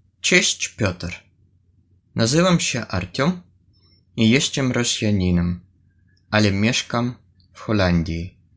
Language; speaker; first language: Polish; non-native, learner; Russian